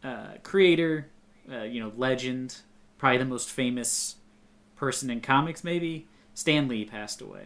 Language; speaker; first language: English; native; English